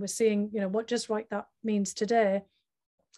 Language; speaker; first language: English; native; English